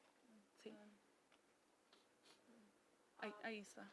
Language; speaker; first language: Spanish; early bilingual, heritage; English